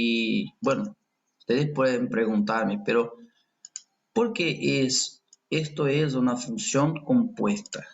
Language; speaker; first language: Spanish; non-native, fluent; Portuguese